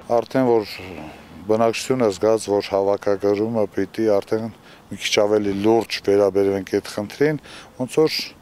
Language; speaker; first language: Armenian; native; Armenian